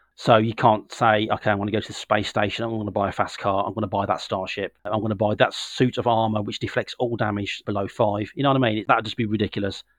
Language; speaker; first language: English; native; English